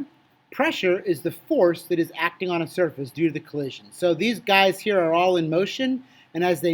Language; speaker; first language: English; native; English